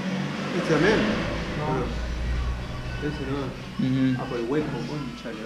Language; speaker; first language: Spanish; native; Spanish